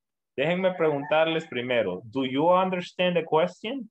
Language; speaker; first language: English; non-native, learner; Spanish